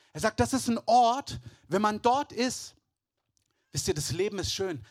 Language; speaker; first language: German; native; German